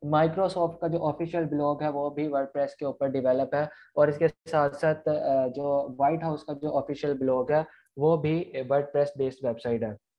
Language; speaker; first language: Urdu; non-native, local second language; Punjabi